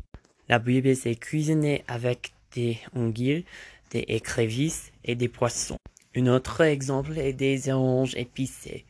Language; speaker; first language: French; non-native, learner; English